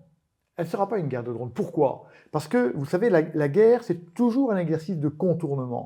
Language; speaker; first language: French; native; French